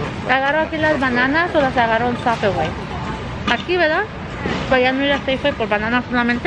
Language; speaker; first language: Spanish; early bilingual, heritage; Spanish